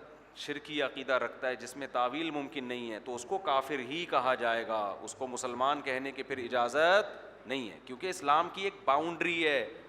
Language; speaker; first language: Urdu; native; Urdu